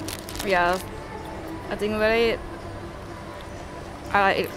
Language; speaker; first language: English; non-native, learner; Thai